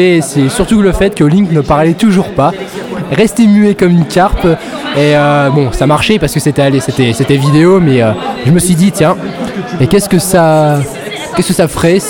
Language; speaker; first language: French; native; French